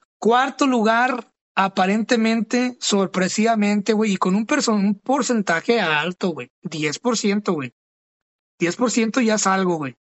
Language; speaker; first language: Spanish; native; Spanish